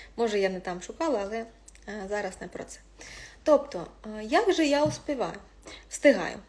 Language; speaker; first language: Ukrainian; non-native, local second language; Russian